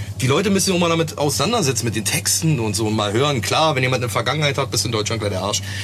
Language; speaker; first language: German; native; German